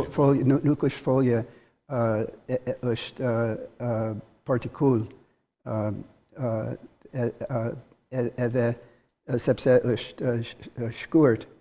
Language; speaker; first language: Albanian; non-native, learner; English